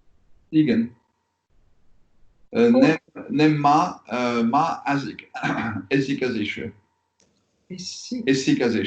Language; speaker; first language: Hungarian; non-native, learner; French